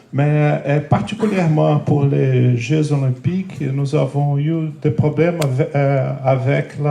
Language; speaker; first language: French; non-native, fluent; Portuguese